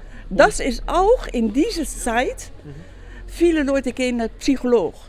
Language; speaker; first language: German; non-native, learner; Dutch